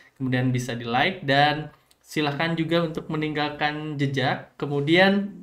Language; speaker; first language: Indonesian; native; Indonesian